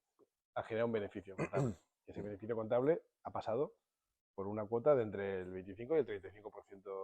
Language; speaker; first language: Spanish; native; Spanish